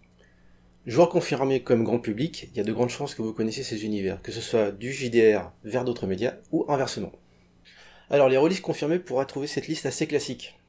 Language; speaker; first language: French; native; French